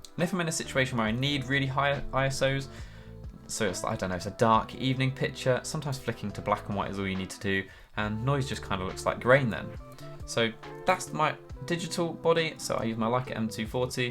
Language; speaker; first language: English; native; English